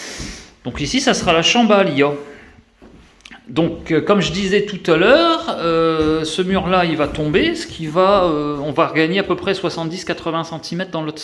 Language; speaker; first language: French; native; French